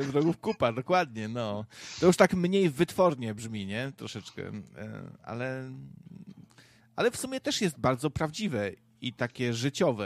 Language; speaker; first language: Polish; native; Polish